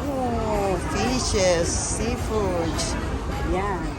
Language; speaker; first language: English; non-native, local second language; Filipino